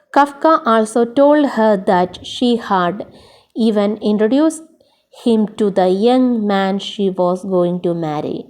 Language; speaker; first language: English; non-native, local second language; Malayalam